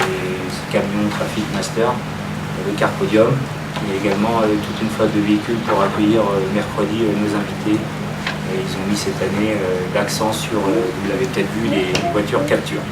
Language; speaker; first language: French; native; French